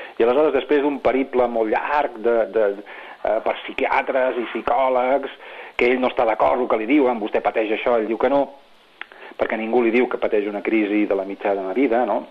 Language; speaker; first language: Catalan; non-native, local second language; Spanish